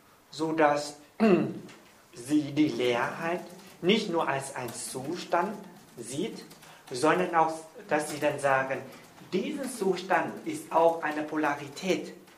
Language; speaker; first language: German; non-native, fluent; Vietnamese